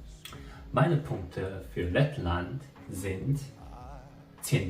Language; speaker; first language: German; non-native, learner; Korean